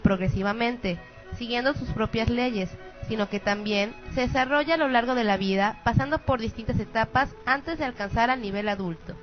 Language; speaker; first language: Spanish; native; Spanish